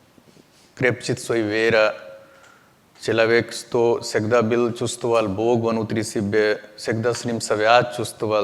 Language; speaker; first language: Russian; non-native, learner; Hindi